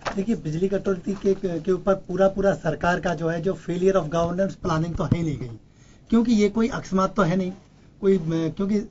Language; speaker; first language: Hindi; native; Hindi